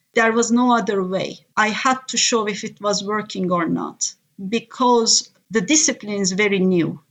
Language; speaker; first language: English; non-native, fluent; Turkish